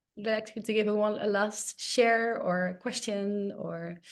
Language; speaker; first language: English; non-native, fluent; Dutch